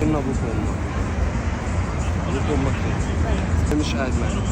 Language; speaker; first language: Arabic; native; Arabic